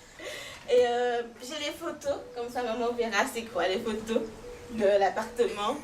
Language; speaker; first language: French; native; French